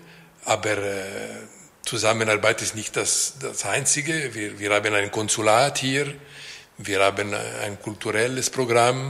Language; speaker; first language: German; non-native, local second language; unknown